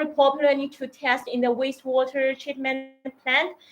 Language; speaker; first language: English; non-native, learner; Chinese